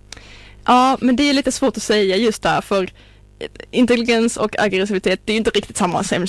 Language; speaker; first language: Swedish; native; Swedish